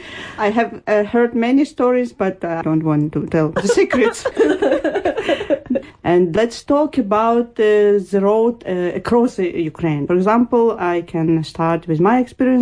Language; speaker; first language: English; non-native, fluent; Ukrainian